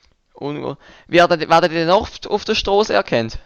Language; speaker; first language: German; native; German